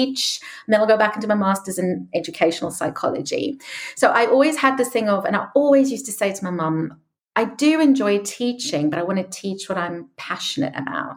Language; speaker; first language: English; native; English